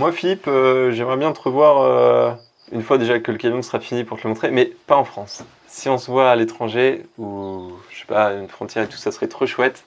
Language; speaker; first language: French; native; French